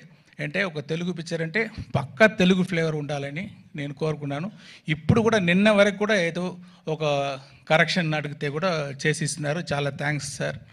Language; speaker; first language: Telugu; non-native, fluent; Tamil